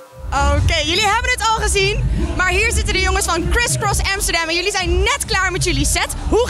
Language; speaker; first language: Dutch; native; Dutch